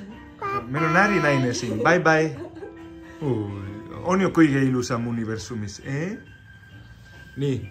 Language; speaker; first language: Estonian; non-native, learner; Spanish